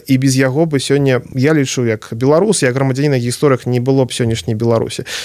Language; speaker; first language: Belarusian; native; Belarusian